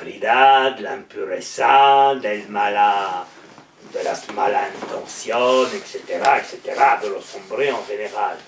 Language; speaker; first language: Spanish; non-native, learner; French